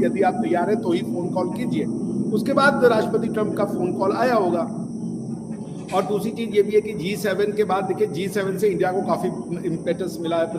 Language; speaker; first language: Hindi; native; Hindi